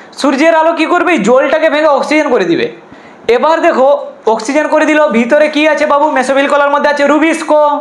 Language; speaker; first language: Bangla; non-native, local second language; Hindi